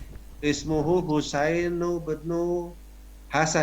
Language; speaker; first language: Arabic; non-native, learner; Indonesian